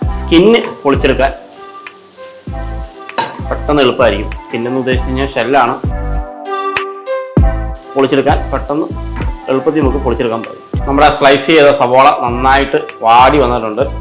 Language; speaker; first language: Malayalam; native; Malayalam